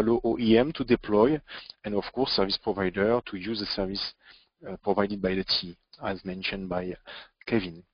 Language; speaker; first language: English; non-native, fluent; French